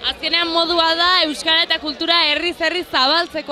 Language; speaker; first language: Basque; native; Basque